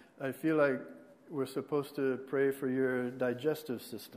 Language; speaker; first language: English; native; English